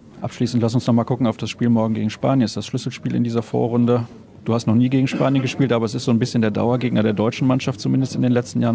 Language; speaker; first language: German; native; German